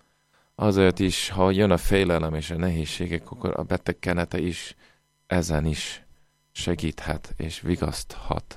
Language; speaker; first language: Hungarian; non-native, fluent; English